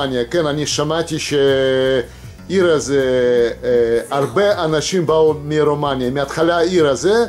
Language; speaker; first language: Hebrew; non-native, learner; Russian